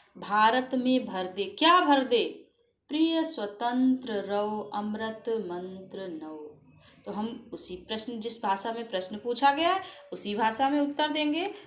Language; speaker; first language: Hindi; native; Hindi